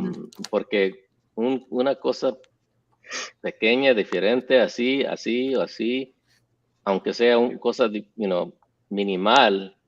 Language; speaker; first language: Spanish; early bilingual, heritage; English